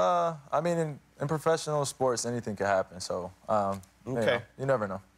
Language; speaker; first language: English; native; English